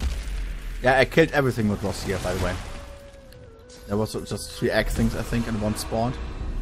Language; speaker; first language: English; non-native, fluent; German